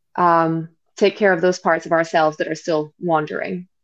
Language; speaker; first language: English; non-native, fluent; French